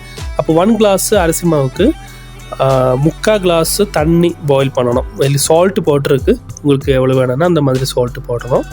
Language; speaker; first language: Tamil; non-native, learner; Malayalam